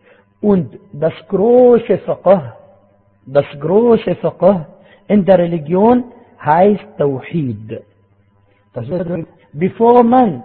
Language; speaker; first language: German; non-native, fluent; Arabic